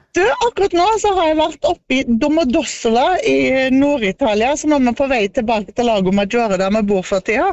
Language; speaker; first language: Norwegian; native; Norwegian